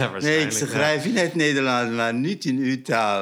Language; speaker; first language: Dutch; non-native, fluent; Arabic